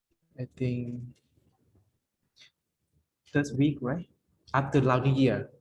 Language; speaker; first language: English; non-native, fluent; Lao